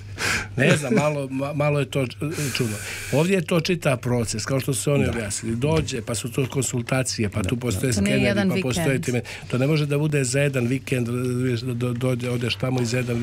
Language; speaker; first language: Serbian; native; Serbian